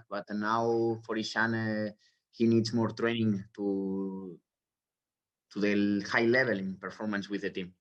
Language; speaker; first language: English; non-native, learner; Spanish